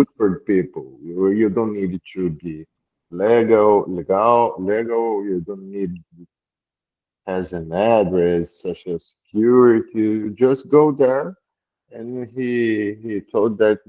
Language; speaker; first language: English; non-native, learner; Portuguese